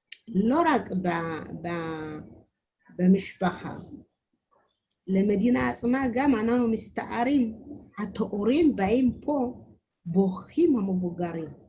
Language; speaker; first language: Hebrew; non-native, learner; Amharic